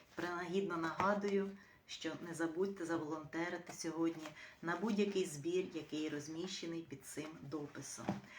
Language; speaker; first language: Ukrainian; native; Ukrainian